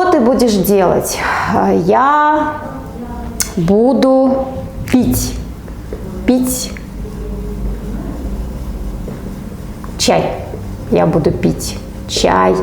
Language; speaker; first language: Russian; non-native, local second language; Kazakh